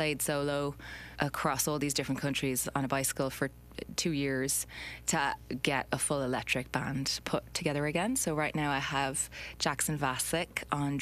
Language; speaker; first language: English; native; English